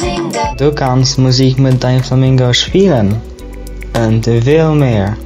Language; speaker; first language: German; non-native, learner; Dutch